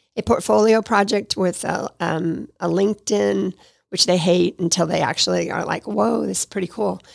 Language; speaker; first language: English; native; English